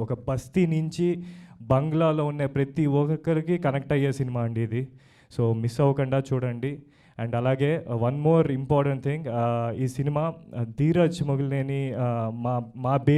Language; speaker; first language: Telugu; native; Telugu